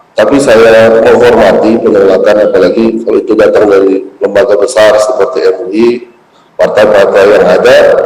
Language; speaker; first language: Indonesian; native; Indonesian